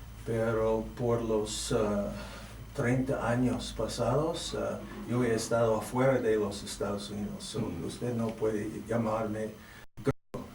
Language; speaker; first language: Spanish; non-native, fluent; English